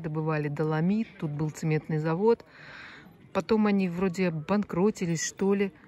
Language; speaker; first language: Russian; native; Russian